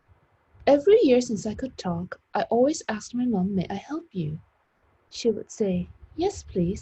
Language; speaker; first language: English; non-native, fluent; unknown